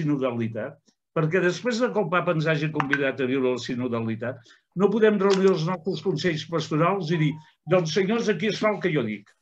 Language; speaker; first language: Catalan; native; Catalan